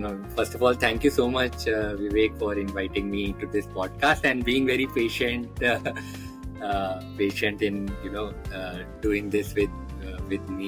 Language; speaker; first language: English; non-native, local second language; Hindi